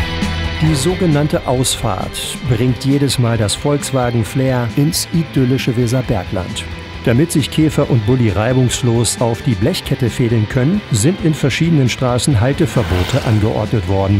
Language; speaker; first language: German; native; German